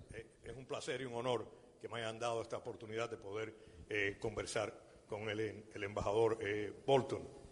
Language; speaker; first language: Spanish; early bilingual, heritage; Spanish